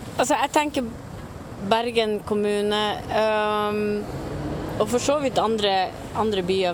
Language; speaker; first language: Norwegian; native; Norwegian